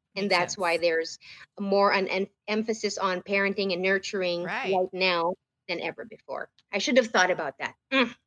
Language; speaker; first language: English; non-native, local second language; Filipino